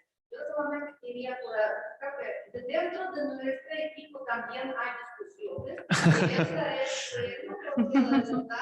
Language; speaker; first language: Spanish; non-native, learner; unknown